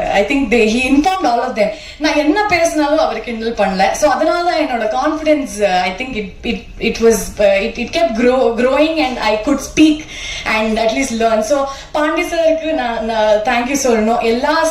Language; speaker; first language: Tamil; non-native, learner; Kannada